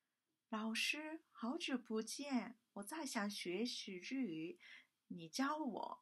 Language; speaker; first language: Chinese; non-native, fluent; Japanese